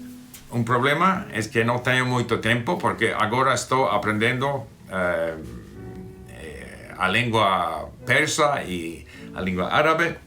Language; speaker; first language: Portuguese; non-native, fluent; English